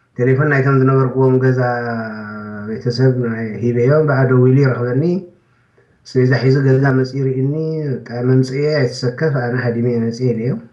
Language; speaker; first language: Tigrinya; native; Tigrinya